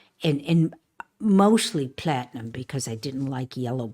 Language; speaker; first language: English; native; English